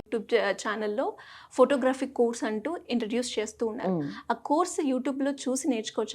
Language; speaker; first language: Telugu; native; Telugu